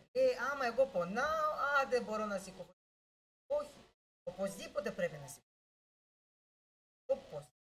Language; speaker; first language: Greek; non-native, learner; Russian